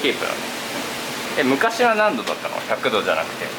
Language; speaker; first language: Japanese; native; Japanese